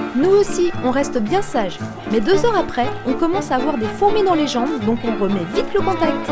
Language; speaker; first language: French; native; French